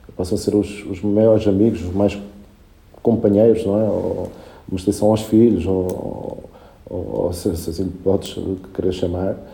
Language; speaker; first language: Portuguese; early bilingual, other home language; Spanish